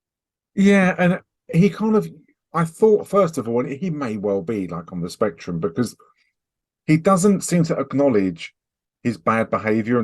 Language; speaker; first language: English; native; English